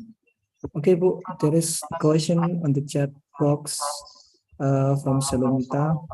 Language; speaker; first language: English; non-native, learner; Indonesian